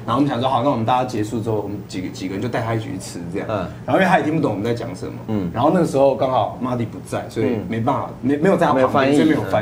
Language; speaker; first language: Chinese; native; Chinese